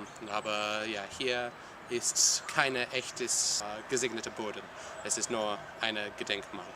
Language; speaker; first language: German; non-native, learner; English